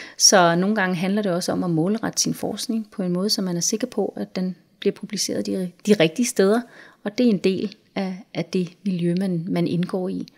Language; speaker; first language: Danish; native; Danish